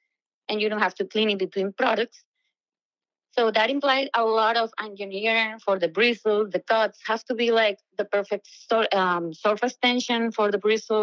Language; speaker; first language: English; non-native, fluent; Spanish